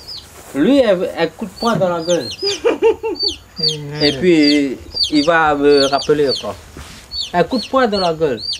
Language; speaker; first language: French; early bilingual, heritage; Vietnamese